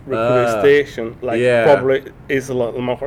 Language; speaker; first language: English; non-native, learner; Portuguese